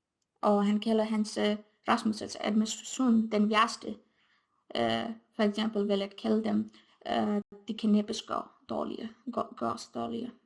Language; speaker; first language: Danish; non-native, fluent; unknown